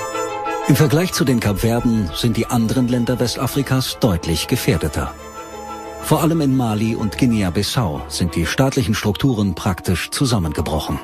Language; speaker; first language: German; native; German